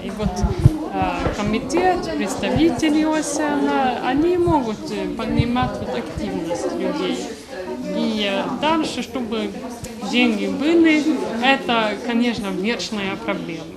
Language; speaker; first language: Russian; non-native, fluent; Swedish